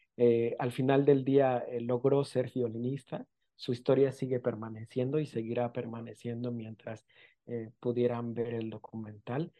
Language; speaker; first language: Spanish; non-native, local second language; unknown